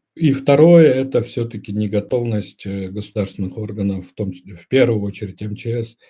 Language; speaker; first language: Russian; non-native, local second language; Kyrgyz